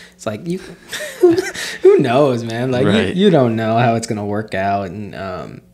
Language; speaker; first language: English; native; English